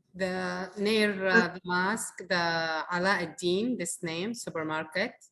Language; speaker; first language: English; non-native, learner; Arabic